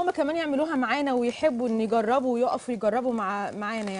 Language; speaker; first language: Arabic; native; Arabic